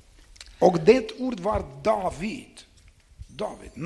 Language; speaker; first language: Swedish; non-native, learner; Ukrainian